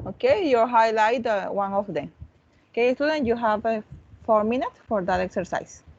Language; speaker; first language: English; non-native, learner; Spanish